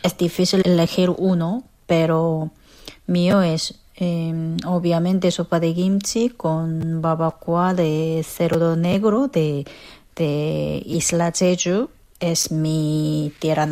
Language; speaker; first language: Spanish; non-native, fluent; Korean